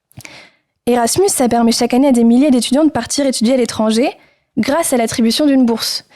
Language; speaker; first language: French; native; French